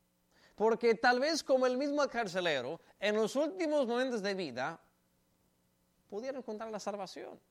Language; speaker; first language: Spanish; native; Spanish